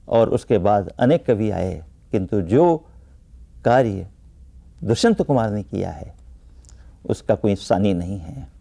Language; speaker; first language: Hindi; native; Hindi